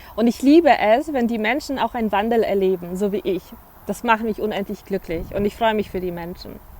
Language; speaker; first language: German; early bilingual, other home language; Polish